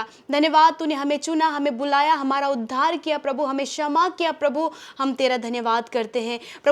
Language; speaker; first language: Hindi; native; Hindi